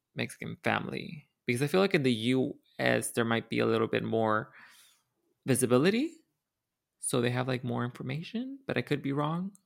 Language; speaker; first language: English; early bilingual, other home language; Spanish